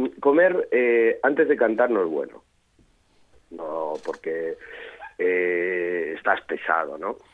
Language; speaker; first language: Spanish; native; Spanish